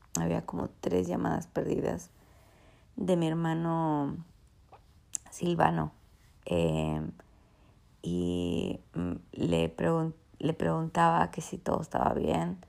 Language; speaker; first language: Spanish; early bilingual, heritage; Spanish